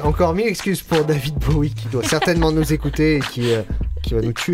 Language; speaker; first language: French; native; French